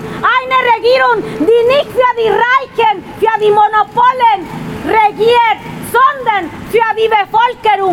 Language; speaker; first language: German; non-native, fluent; Spanish